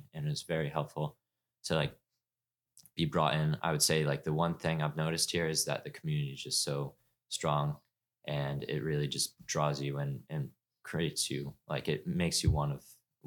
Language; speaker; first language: English; native; English